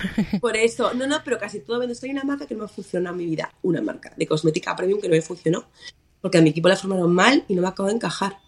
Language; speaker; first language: Spanish; native; Spanish